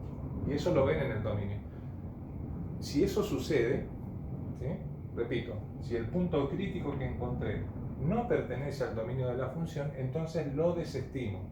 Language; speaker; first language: Spanish; native; Spanish